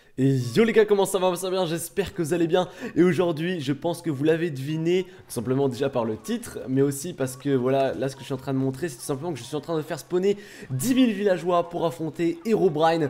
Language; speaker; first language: French; native; French